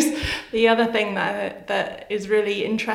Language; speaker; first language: English; native; English